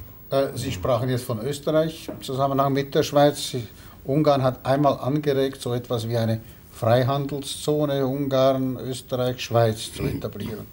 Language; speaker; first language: German; native; German